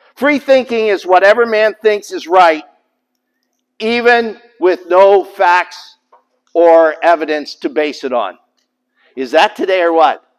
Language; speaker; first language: English; native; English